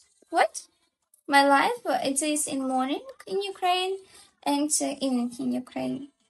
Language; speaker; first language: English; non-native, learner; Ukrainian